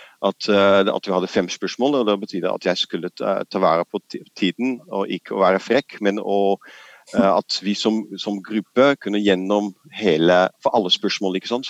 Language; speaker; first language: Norwegian; non-native, fluent; Dutch